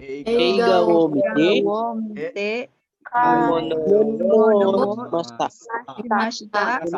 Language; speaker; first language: Japanese; non-native, learner; Indonesian